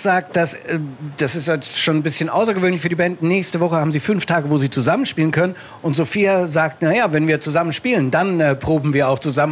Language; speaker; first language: German; native; German